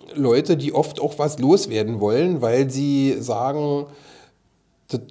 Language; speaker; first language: German; native; German